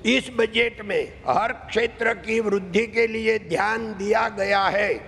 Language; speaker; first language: Hindi; non-native, local second language; Gujarati